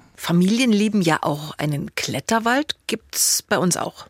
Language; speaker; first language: German; native; German